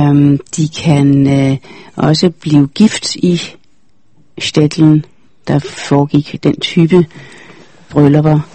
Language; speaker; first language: Danish; native; Danish